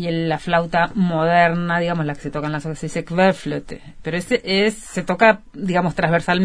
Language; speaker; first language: Spanish; native; Spanish